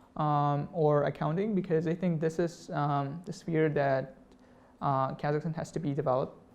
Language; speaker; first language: English; non-native, fluent; Russian